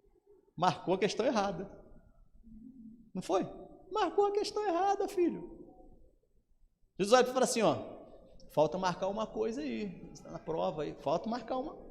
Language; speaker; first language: Portuguese; native; Portuguese